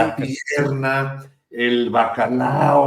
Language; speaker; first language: Spanish; native; Spanish